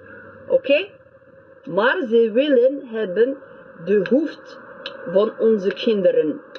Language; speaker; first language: Dutch; non-native, learner; French